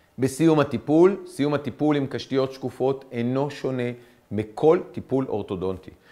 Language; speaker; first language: Hebrew; native; Hebrew